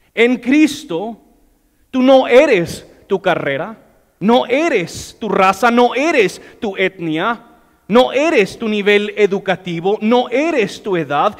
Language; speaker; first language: Spanish; non-native, fluent; English